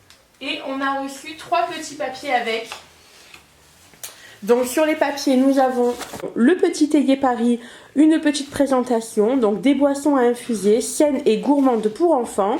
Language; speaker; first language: French; native; French